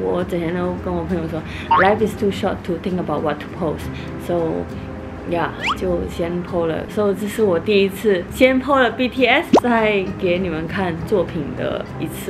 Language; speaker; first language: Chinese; native; Chinese